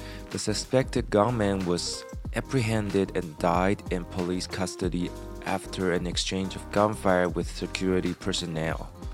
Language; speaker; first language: English; non-native, fluent; Chinese